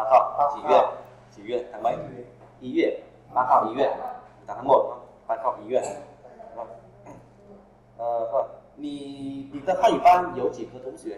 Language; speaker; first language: Chinese; non-native, fluent; Vietnamese